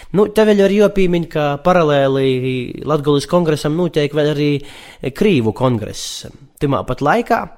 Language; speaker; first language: Latvian; native; Latvian